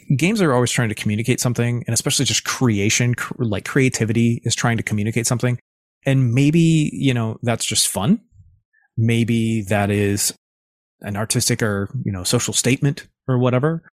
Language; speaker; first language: English; native; English